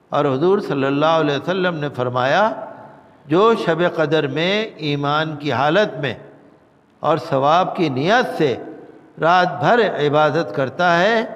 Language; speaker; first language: Urdu; native; Urdu